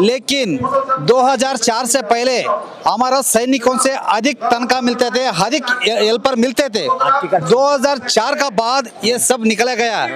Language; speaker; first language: Hindi; non-native, local second language; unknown